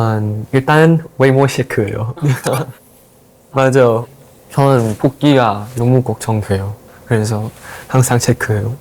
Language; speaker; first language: Korean; non-native, learner; Thai